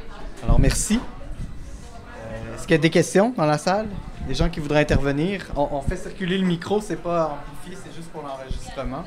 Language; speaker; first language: French; native; French